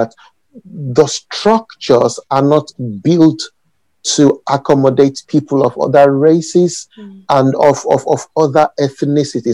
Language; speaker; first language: English; non-native, local second language; Yoruba